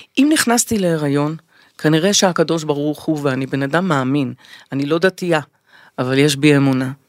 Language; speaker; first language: Hebrew; native; Hebrew